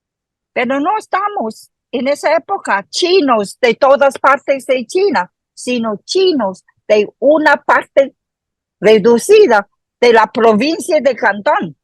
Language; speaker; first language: Spanish; non-native, fluent; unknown